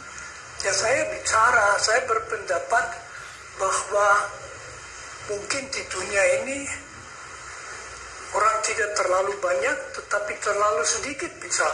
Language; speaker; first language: Indonesian; non-native, fluent; German